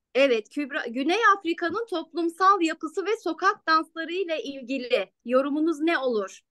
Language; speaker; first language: Turkish; native; Turkish